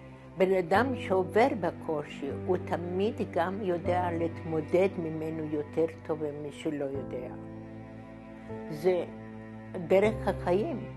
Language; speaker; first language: Hebrew; non-native, fluent; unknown